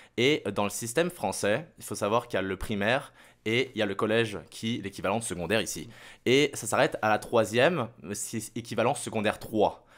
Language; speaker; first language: French; native; French